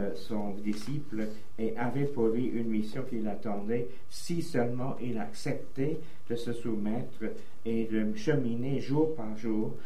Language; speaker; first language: French; native; French